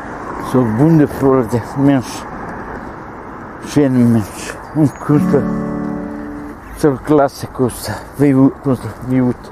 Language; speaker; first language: German; non-native, fluent; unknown